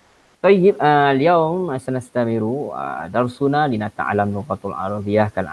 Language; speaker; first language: Arabic; non-native, fluent; Malay